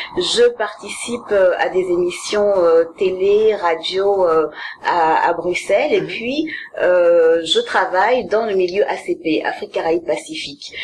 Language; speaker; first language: French; early bilingual, other home language; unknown